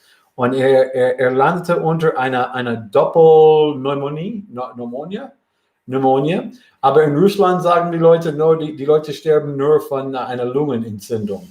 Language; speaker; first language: German; non-native, fluent; English